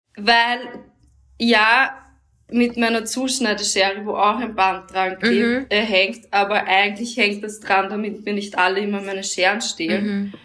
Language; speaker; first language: German; native; German